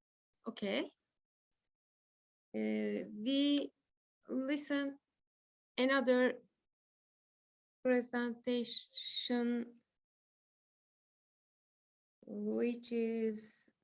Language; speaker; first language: English; non-native, learner; Turkish